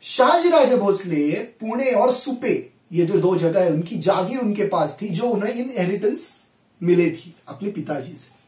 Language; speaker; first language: Hindi; non-native, local second language; Marathi